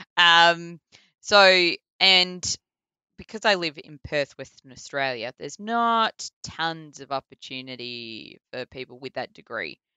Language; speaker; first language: English; native; English